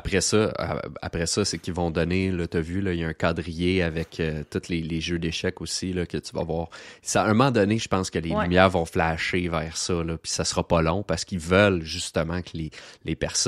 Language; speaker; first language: French; native; French